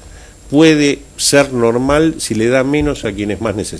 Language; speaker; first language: Spanish; native; Spanish